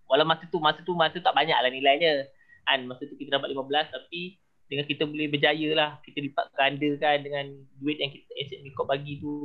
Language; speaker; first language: Malay; native; Malay